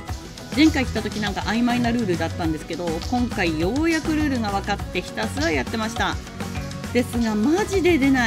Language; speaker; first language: Japanese; native; Japanese